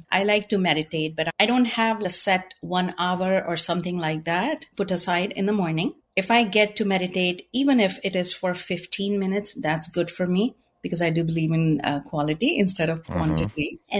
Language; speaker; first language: English; non-native, local second language; Hindi